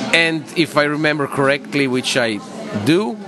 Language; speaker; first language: English; non-native, fluent; Croatian